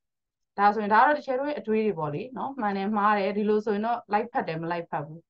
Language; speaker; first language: Korean; non-native, fluent; Burmese